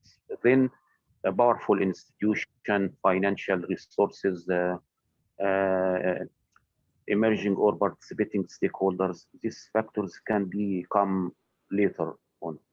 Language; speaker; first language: English; non-native, fluent; Arabic